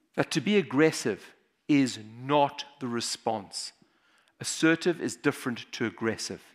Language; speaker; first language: English; native; English